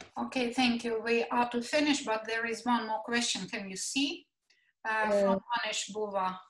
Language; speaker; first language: English; non-native, fluent; Latvian